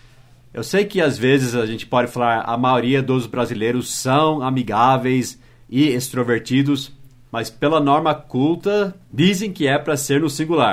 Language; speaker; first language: Portuguese; non-native, fluent; English